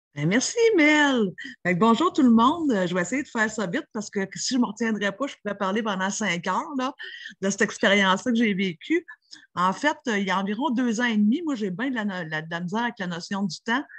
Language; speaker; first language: French; native; French